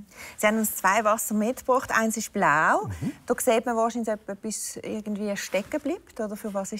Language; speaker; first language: German; native; German